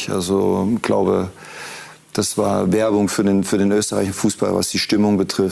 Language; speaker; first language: German; native; German